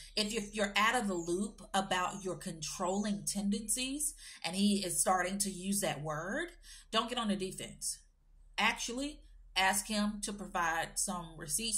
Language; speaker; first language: English; native; English